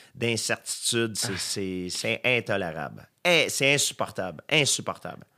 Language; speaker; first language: French; native; French